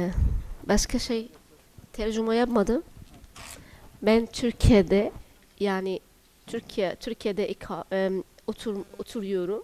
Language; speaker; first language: Turkish; non-native, learner; Arabic